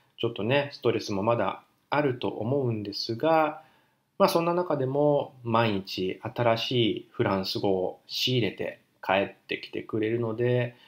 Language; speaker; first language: Japanese; native; Japanese